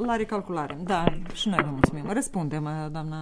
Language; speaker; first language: Romanian; native; Romanian